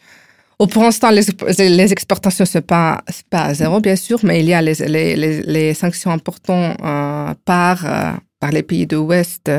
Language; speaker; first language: French; non-native, fluent; Ukrainian